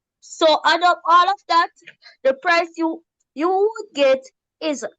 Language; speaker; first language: English; native; English